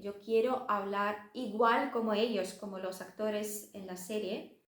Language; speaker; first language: Spanish; non-native, fluent; Russian